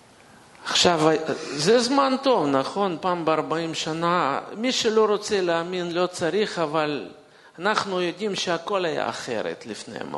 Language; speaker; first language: Hebrew; non-native, fluent; Russian